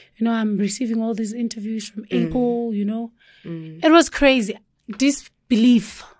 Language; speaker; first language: English; non-native, local second language; Zulu